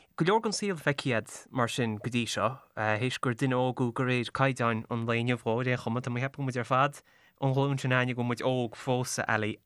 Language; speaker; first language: Irish; native; Irish